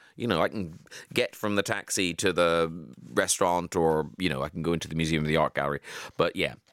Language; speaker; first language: English; native; English